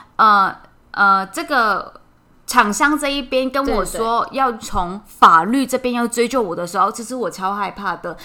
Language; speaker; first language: Chinese; non-native, fluent; Cantonese